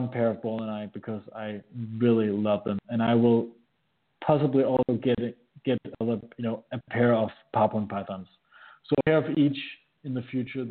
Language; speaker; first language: English; non-native, fluent; Danish